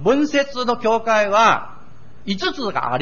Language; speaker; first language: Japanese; non-native, learner; Min Nan Chinese